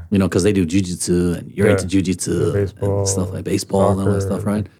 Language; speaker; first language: English; early bilingual, other home language; Danish